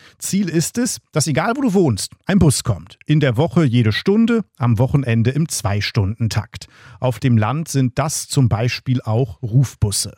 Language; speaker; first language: German; native; German